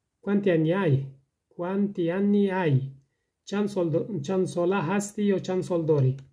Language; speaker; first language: Italian; non-native, learner; Persian